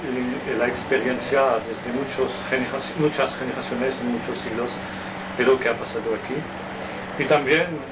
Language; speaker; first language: Spanish; non-native, learner; French